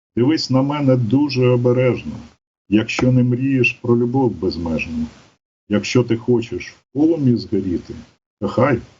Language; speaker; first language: Ukrainian; native; Ukrainian